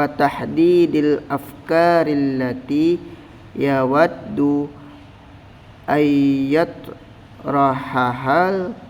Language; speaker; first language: Arabic; non-native, learner; Indonesian